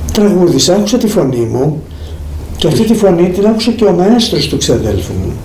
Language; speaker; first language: Greek; early bilingual, heritage; Greek